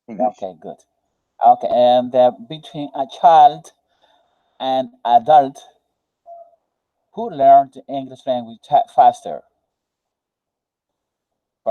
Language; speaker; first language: English; non-native, learner; Spanish